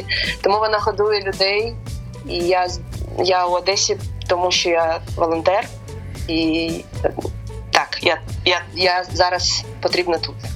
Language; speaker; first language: Ukrainian; non-native, local second language; Russian